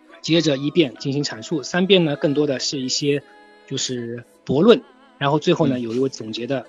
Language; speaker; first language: Chinese; native; Chinese